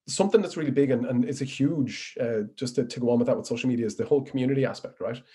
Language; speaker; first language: English; native; English